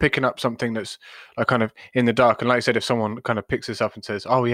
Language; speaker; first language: English; native; English